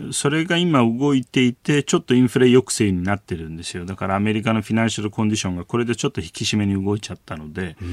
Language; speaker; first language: Japanese; non-native, fluent; Turkish